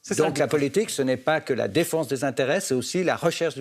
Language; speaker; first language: French; native; French